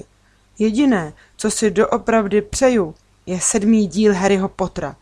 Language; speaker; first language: Czech; native; Czech